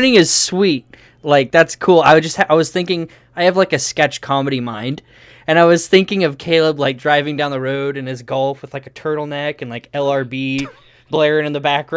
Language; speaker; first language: English; native; English